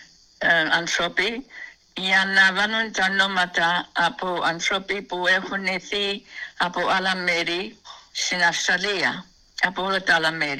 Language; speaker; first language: Greek; early bilingual, heritage; Greek